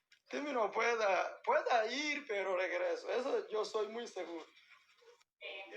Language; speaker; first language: Spanish; non-native, learner; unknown